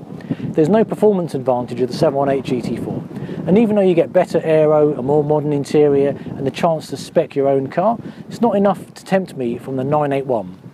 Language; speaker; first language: English; native; English